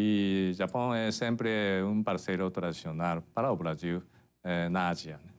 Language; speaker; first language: Portuguese; non-native, fluent; Japanese